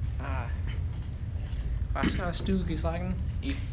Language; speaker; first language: German; non-native, learner; English